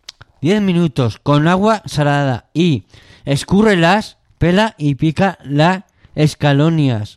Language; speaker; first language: Spanish; native; Spanish